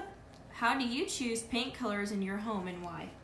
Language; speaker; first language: English; native; English